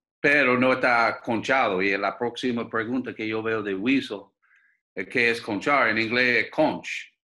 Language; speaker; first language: Spanish; non-native, fluent; English